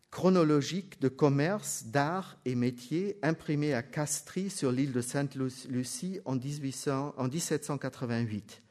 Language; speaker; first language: French; non-native, fluent; German